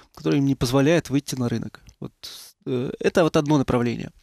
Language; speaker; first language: Russian; native; Russian